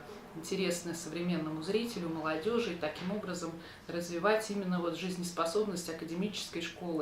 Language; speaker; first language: Russian; native; Russian